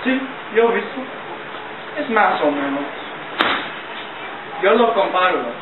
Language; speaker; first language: Spanish; non-native, learner; English